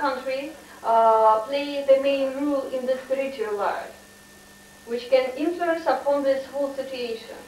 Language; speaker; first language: English; non-native, learner; Russian